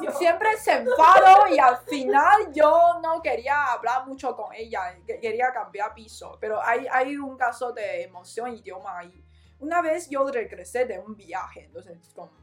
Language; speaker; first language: Spanish; non-native, learner; Chinese